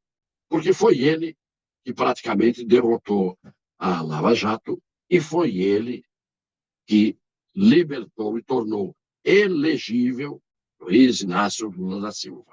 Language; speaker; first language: Portuguese; native; Portuguese